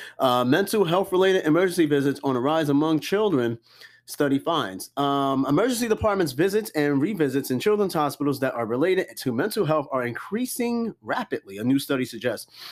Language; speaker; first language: English; native; English